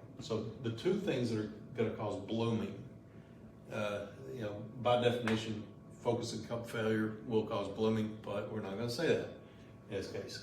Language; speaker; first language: English; native; English